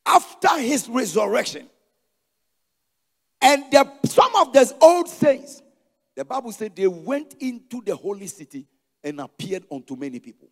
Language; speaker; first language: English; non-native, local second language; Akan